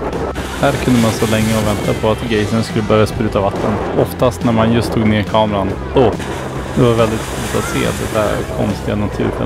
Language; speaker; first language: Swedish; native; Swedish